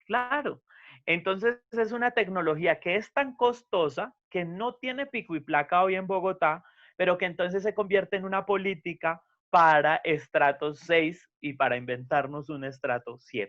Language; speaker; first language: Spanish; native; Spanish